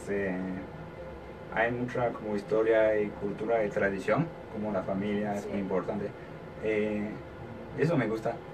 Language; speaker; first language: Spanish; non-native, learner; French